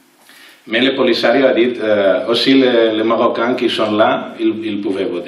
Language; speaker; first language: French; non-native, learner; Catalan